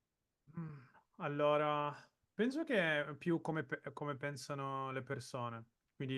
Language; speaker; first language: Italian; non-native, fluent; Portuguese